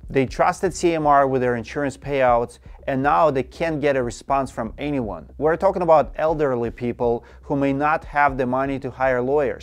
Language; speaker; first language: English; non-native, fluent; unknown